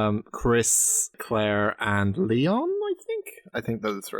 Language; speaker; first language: English; native; English